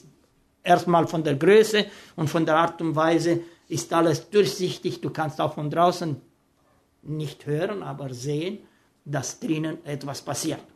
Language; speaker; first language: German; non-native, fluent; Romanian